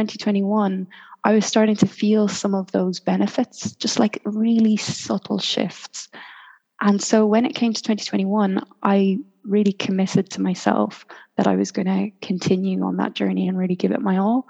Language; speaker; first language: English; native; English